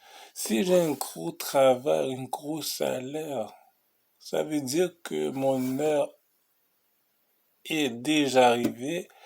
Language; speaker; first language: French; non-native, local second language; Haitian Creole